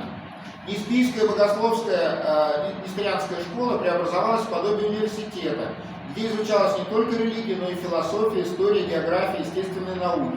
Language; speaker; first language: Russian; native; Russian